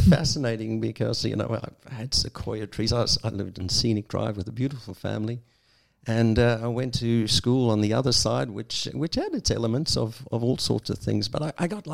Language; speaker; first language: English; native; English